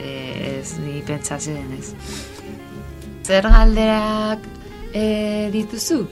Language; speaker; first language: Basque; non-native, learner; Spanish